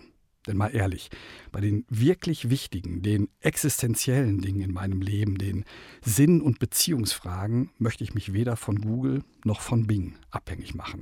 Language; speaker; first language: German; native; German